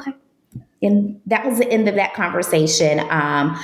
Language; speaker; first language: English; native; English